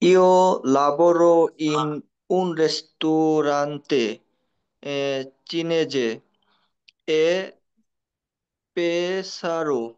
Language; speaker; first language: Italian; non-native, learner; Bangla